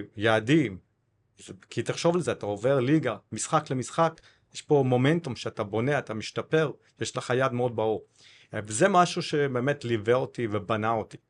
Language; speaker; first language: Hebrew; non-native, fluent; English